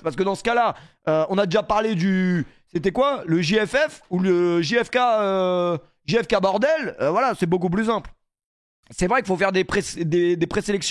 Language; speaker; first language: French; native; French